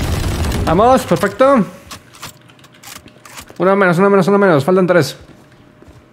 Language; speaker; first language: Spanish; native; Spanish